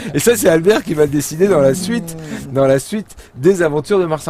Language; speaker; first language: French; native; French